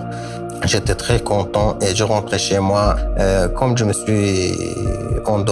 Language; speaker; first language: French; non-native, learner; Kurdish